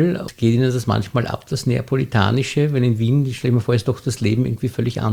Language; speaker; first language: German; native; German